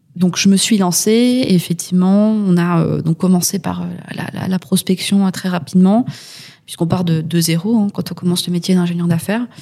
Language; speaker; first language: French; native; French